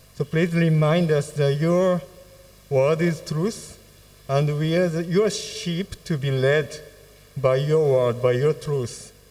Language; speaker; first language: English; non-native, fluent; Japanese